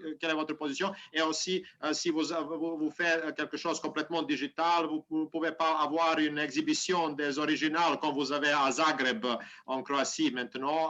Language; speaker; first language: French; non-native, learner; Serbian